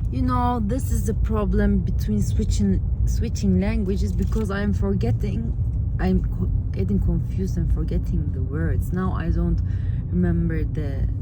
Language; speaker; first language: English; non-native, fluent; Turkish